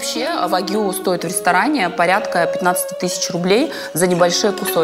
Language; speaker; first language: Russian; native; Russian